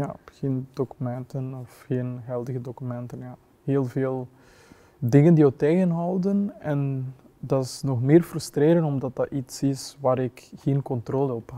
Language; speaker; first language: Dutch; non-native, fluent; Kinyarwanda